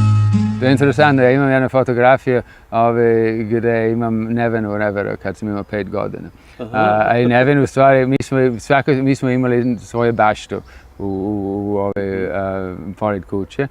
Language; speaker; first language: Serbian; non-native, fluent; English